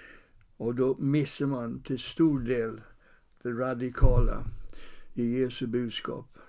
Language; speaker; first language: Swedish; non-native, fluent; English